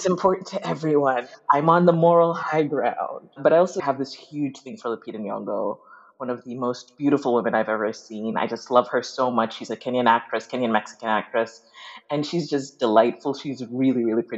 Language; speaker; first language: English; non-native, local second language; Ganda